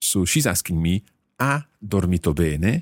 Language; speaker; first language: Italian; non-native, fluent; English